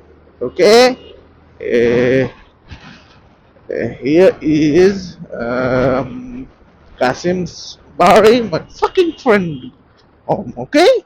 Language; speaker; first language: English; non-native, local second language; Bangla